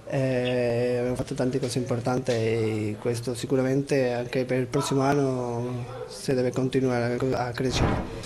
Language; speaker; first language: Italian; non-native, fluent; Spanish